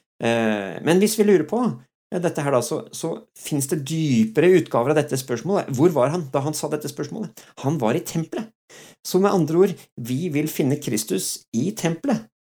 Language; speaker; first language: Norwegian; early bilingual, other home language; Dutch